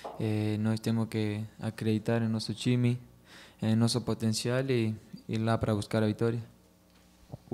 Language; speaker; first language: Portuguese; non-native, fluent; Spanish